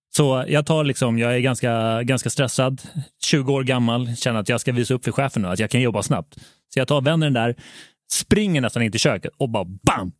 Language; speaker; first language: Swedish; native; Swedish